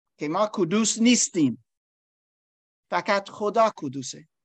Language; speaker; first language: Persian; non-native, learner; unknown